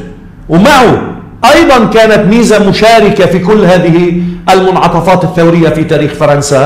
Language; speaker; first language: Arabic; native; Arabic